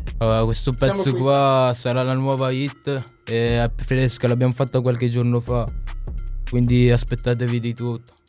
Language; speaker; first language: Italian; early bilingual, other home language; Arabic